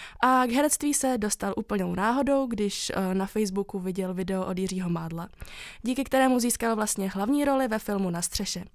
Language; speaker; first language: Czech; native; Czech